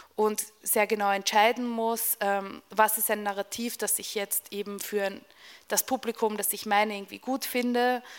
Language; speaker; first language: German; non-native, fluent; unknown